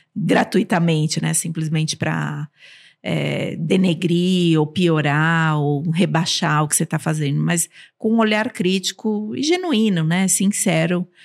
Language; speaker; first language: Portuguese; non-native, local second language; Armenian